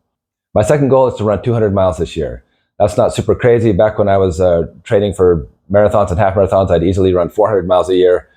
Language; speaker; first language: English; native; English